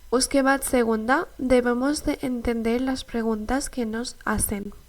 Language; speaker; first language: Spanish; non-native, fluent; Urdu